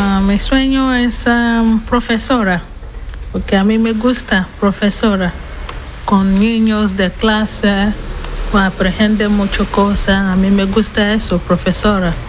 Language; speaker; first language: Spanish; non-native, learner; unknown